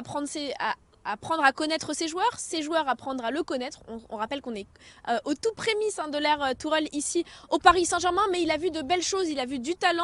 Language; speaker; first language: French; native; French